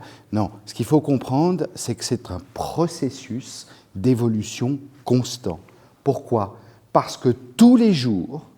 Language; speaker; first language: French; native; French